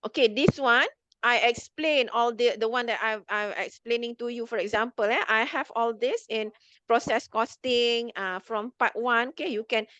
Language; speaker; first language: English; non-native, local second language; Malay